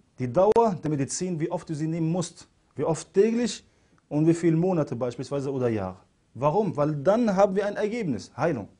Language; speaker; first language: German; non-native, fluent; Arabic